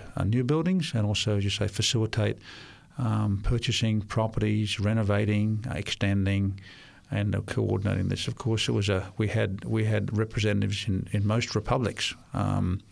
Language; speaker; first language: English; non-native, local second language; Russian